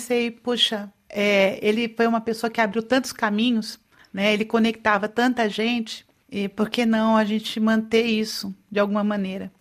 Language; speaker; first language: Portuguese; native; Portuguese